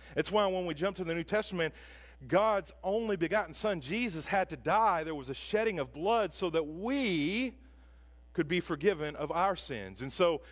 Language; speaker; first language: English; native; English